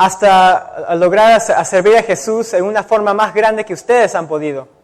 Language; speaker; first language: Spanish; native; Spanish